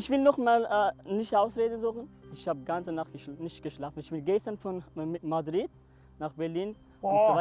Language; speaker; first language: German; non-native, learner; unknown